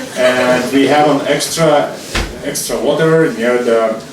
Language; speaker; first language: English; non-native, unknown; Lithuanian